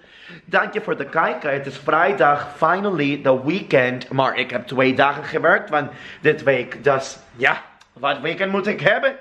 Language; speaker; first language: Dutch; non-native, learner; English